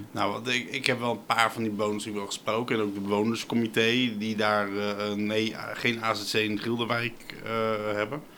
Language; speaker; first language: Dutch; native; Dutch